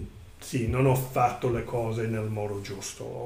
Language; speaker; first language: Italian; non-native, learner; English